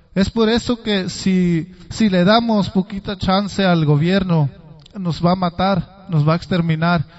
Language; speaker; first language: Spanish; non-native, local second language; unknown